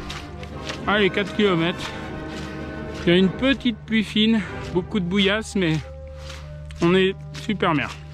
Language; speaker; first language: French; native; French